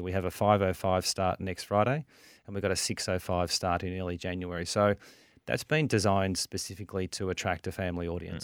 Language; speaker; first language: English; native; English